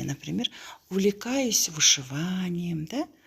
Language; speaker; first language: Russian; non-native, local second language; Kazakh